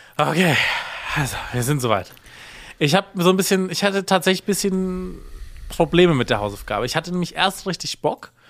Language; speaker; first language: German; native; German